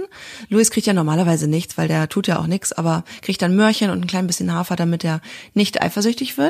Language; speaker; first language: German; native; German